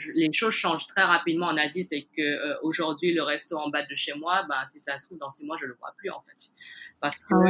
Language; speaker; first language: French; native; French